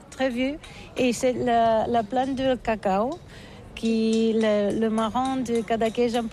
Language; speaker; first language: French; non-native, learner; Catalan